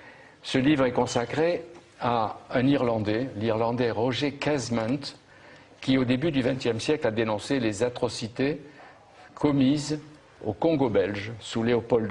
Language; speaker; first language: French; native; French